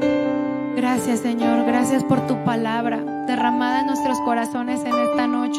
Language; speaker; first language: Spanish; native; Spanish